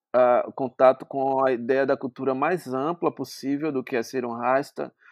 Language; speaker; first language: Portuguese; native; Portuguese